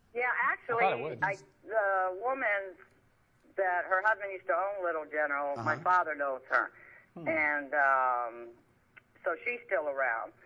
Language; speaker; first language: English; native; English